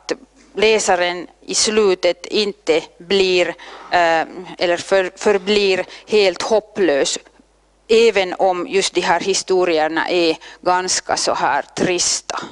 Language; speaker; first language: Swedish; non-native, local second language; Finnish